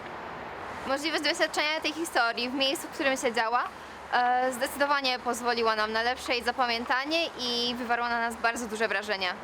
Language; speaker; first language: Polish; native; Polish